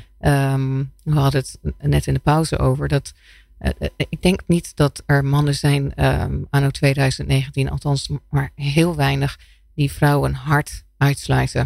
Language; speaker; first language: Dutch; non-native, fluent; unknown